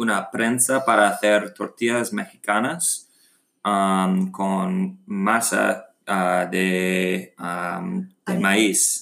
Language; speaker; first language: Spanish; non-native, learner; English